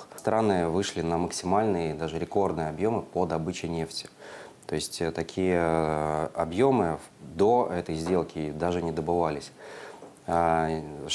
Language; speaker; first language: Russian; native; Russian